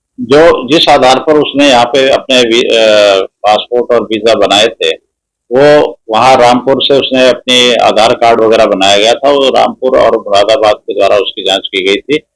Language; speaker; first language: Hindi; native; Hindi